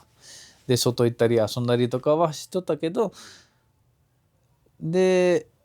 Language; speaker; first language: Japanese; non-native, fluent; Kashmiri